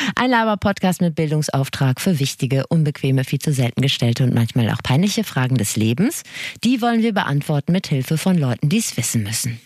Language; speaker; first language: German; native; German